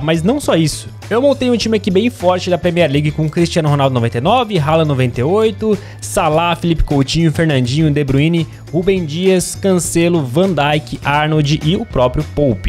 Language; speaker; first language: Portuguese; native; Portuguese